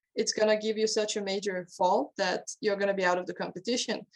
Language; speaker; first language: English; non-native, fluent; Hungarian